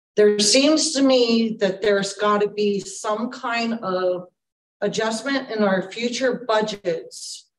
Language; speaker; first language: English; native; English